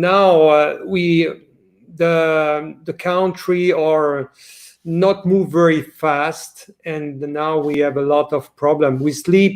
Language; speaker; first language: English; non-native, learner; French